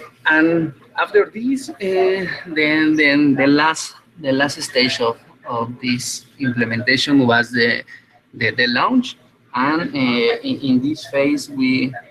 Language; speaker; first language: English; non-native, fluent; Spanish